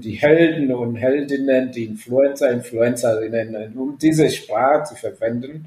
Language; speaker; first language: German; non-native, fluent; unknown